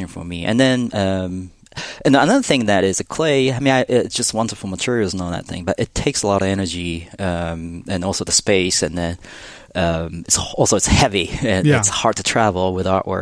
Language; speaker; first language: English; non-native, fluent; Japanese